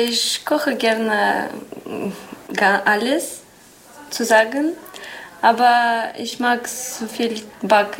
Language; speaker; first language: German; non-native, learner; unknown